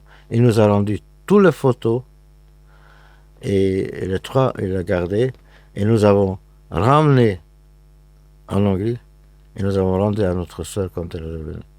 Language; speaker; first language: French; non-native, fluent; Hungarian